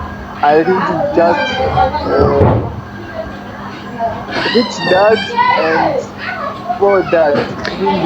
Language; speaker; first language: English; non-native, learner; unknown